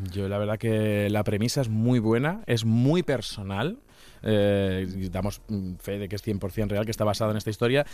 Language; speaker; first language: Spanish; native; Spanish